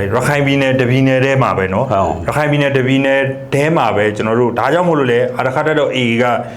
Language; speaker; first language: Burmese; native; Burmese